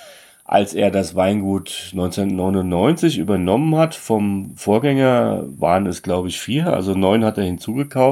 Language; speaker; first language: German; native; German